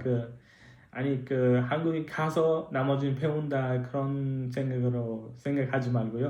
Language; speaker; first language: Korean; non-native, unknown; Uzbek